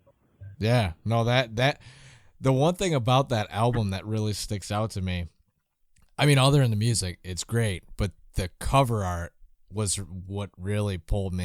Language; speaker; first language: English; native; English